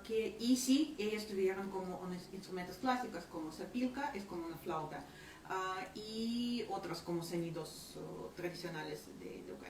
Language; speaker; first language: Spanish; non-native, fluent; Ukrainian